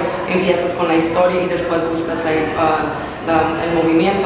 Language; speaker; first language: Spanish; non-native, fluent; English